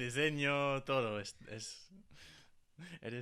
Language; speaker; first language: Spanish; non-native, fluent; English